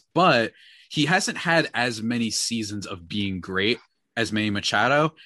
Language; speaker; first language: English; native; English